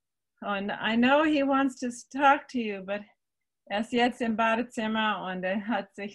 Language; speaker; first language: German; non-native, learner; English